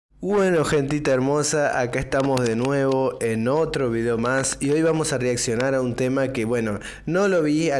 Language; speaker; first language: Spanish; native; Spanish